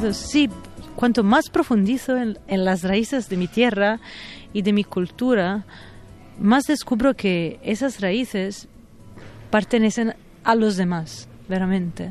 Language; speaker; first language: Spanish; non-native, fluent; Italian